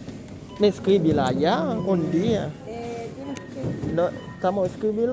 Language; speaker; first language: Spanish; non-native, learner; Haitian Creole